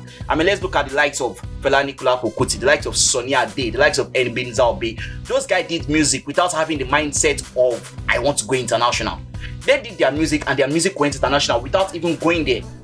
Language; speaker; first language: English; non-native, local second language; Yoruba